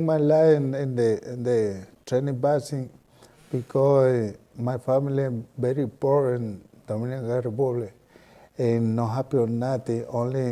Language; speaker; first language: English; non-native, learner; Spanish